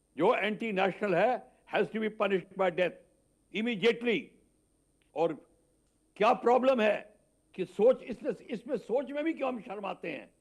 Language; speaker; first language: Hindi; native; Hindi